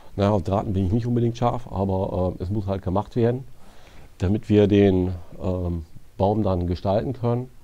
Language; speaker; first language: German; native; German